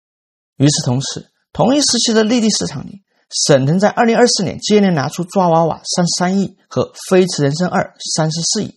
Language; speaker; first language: Chinese; native; Chinese